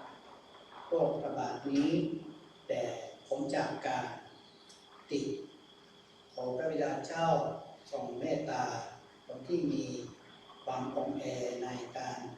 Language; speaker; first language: Thai; non-native, local second language; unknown